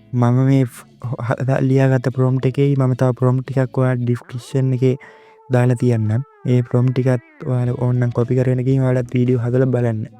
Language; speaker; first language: Sinhala; native; Sinhala